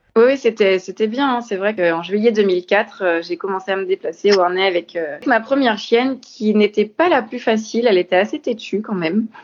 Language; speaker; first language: French; native; French